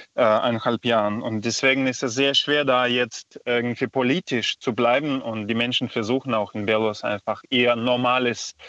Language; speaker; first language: German; non-native, fluent; Belarusian